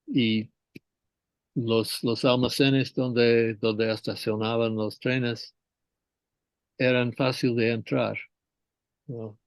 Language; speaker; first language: Spanish; non-native, fluent; English